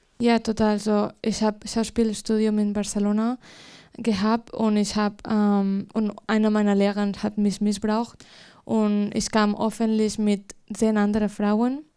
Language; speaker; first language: German; non-native, fluent; Spanish